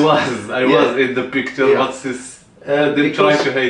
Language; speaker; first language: English; non-native, learner; Arabic